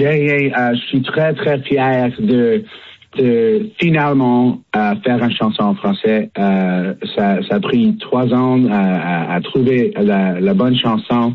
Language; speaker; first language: French; non-native, learner; English